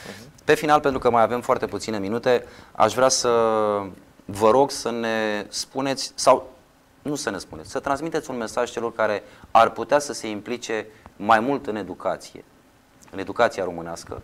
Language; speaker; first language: Romanian; native; Romanian